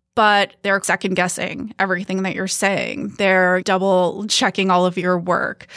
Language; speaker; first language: English; early bilingual, other home language; Hindi